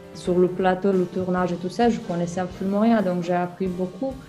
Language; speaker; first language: French; non-native, learner; Croatian